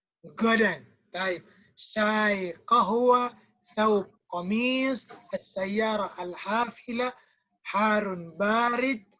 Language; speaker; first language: Arabic; non-native, fluent; Indonesian